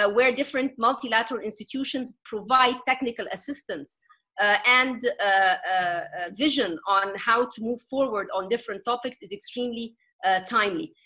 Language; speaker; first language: English; non-native, fluent; Arabic